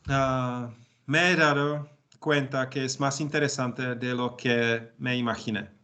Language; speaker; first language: Spanish; non-native, learner; Czech